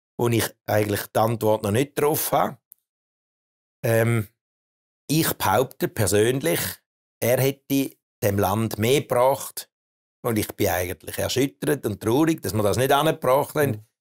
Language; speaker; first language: German; native; German